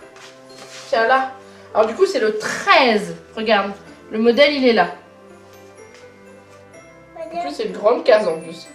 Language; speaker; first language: French; native; French